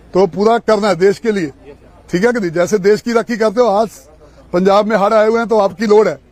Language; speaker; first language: Hindi; non-native, local second language; Punjabi